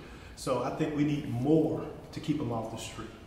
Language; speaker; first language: English; native; English